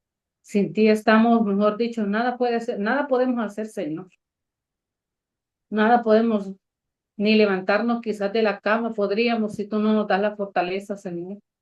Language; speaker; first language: Spanish; native; Spanish